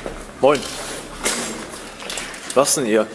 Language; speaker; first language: German; native; German